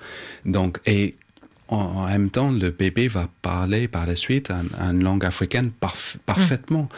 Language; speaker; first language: French; non-native, fluent; English